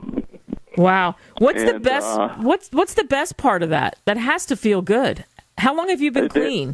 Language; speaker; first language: English; native; English